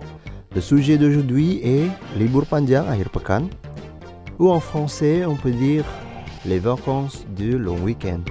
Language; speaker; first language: French; non-native, fluent; Indonesian